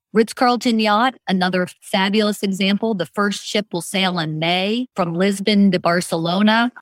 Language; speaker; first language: English; native; English